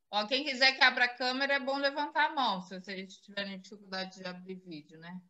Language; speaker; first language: Portuguese; native; Portuguese